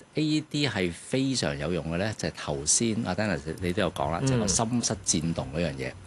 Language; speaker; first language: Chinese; non-native, local second language; Cantonese